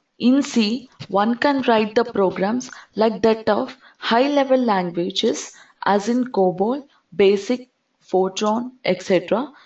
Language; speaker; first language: English; non-native, local second language; Telugu